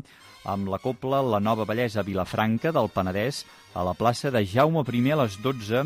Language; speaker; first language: Catalan; native; Catalan